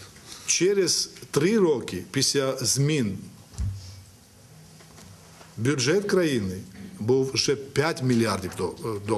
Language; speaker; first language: Ukrainian; non-native, fluent; Georgian